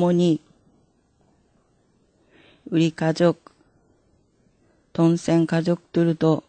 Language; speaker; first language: Korean; non-native, fluent; Japanese